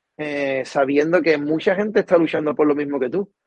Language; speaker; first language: Spanish; native; Spanish